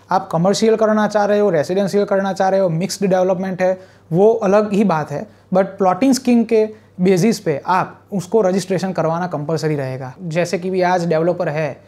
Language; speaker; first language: Hindi; non-native, local second language; Gujarati